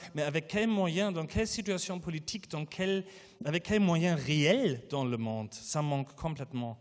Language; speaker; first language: French; non-native, learner; German